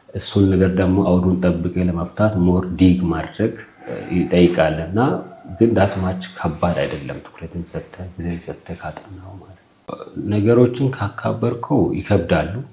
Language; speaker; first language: Amharic; non-native, local second language; Oromo